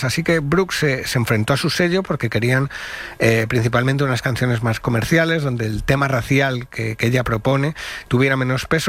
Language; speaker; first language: Spanish; native; Spanish